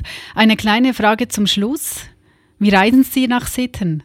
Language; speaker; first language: German; native; German